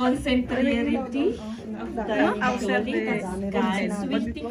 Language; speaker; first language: German; non-native, fluent; Filipino